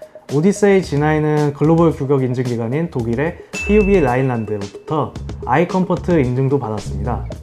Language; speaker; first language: Korean; native; Korean